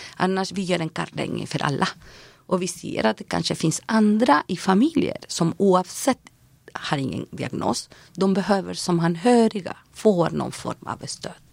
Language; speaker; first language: Swedish; non-native, fluent; Spanish